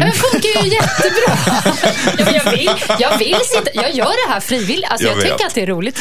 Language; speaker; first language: Swedish; native; Swedish